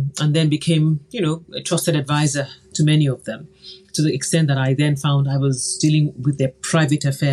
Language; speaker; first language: English; non-native, local second language; Yoruba